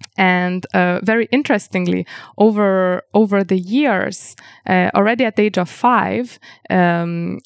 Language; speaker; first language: English; non-native, fluent; Lithuanian